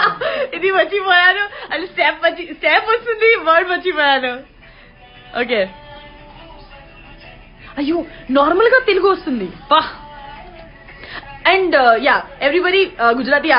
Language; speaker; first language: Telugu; non-native, learner; Gujarati